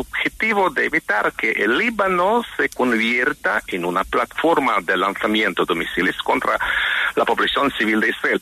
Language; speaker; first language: Spanish; non-native, fluent; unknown